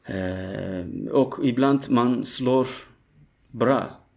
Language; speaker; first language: Swedish; non-native, fluent; Turkish